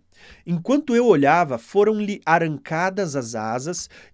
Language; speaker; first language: Portuguese; native; Portuguese